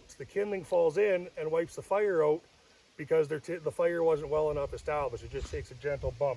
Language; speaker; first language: English; native; English